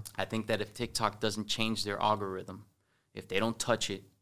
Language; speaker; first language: English; early bilingual, other home language; Spanish